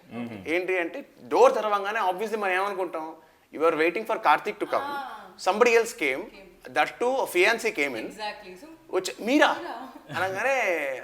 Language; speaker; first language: Telugu; native; Telugu